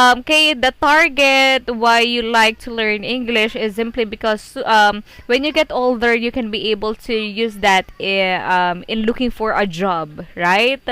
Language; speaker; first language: English; non-native, fluent; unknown